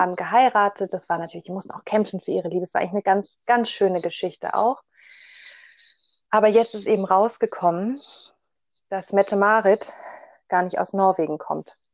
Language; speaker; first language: German; native; German